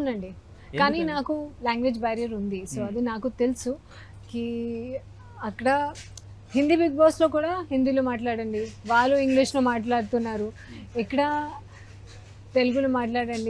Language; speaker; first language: Telugu; non-native, learner; Hindi